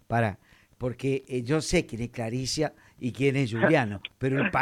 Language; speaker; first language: Spanish; native; Spanish